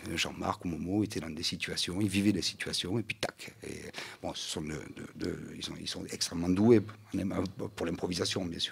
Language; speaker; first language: French; native; French